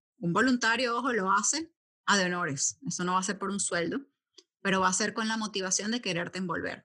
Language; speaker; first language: Spanish; native; Spanish